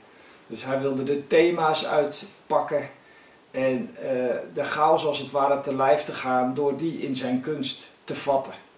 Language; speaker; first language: Dutch; native; Dutch